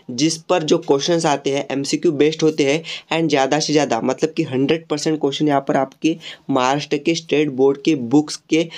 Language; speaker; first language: Hindi; non-native, local second language; Marathi